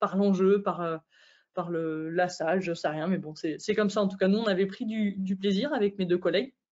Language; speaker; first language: French; native; French